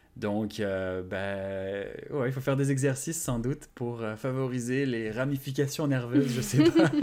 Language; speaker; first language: French; native; French